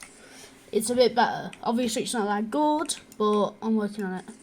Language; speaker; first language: English; native; English